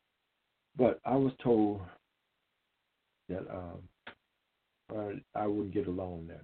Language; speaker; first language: English; native; English